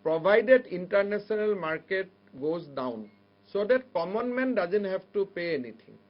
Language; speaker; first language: English; non-native, local second language; Assamese